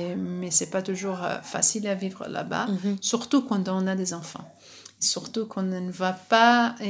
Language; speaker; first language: French; non-native, fluent; Portuguese